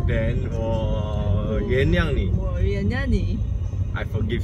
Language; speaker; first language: English; non-native, local second language; Chinese